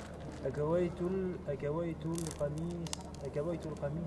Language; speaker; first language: Arabic; non-native, learner; French